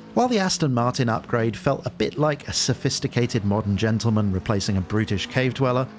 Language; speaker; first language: English; native; English